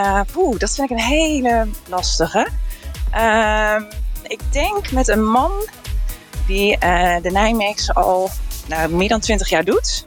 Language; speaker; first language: Dutch; native; Dutch